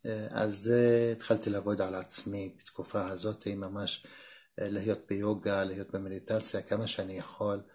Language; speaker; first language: Hebrew; non-native, local second language; Arabic